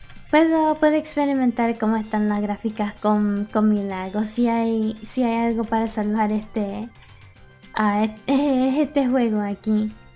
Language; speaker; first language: Spanish; early bilingual, other home language; English